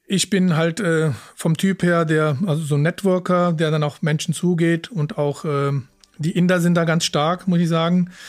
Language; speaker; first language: German; early bilingual, other home language; Punjabi